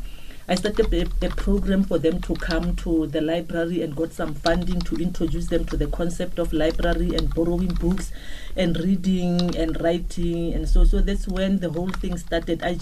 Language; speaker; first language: English; non-native, local second language; Tswana